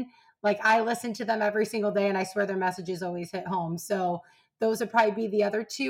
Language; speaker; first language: English; native; English